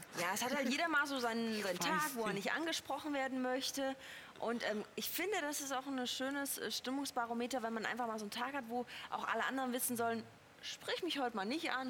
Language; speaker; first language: German; native; German